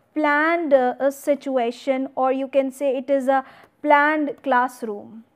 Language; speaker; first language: English; non-native, local second language; Hindi